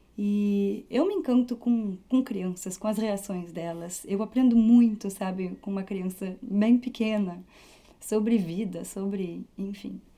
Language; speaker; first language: Portuguese; early bilingual, heritage; Portuguese